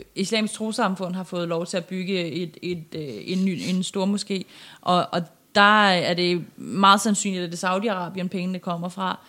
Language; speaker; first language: Danish; non-native, fluent; Persian